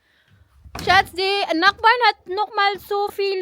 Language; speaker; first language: German; non-native, learner; Filipino